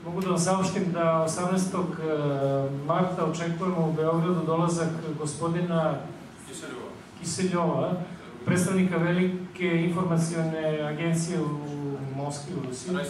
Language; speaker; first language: Bosnian; native; Bosnian